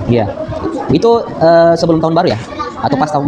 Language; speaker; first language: Indonesian; native; Indonesian